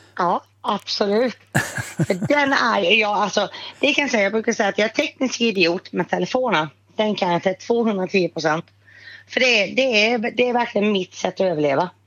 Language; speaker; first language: Swedish; native; Swedish